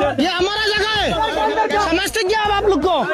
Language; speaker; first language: Hindi; non-native, learner; Bangla